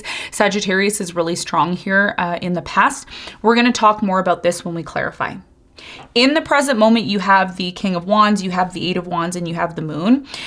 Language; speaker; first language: English; native; English